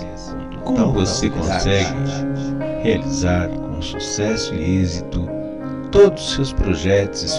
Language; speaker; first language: Portuguese; native; Portuguese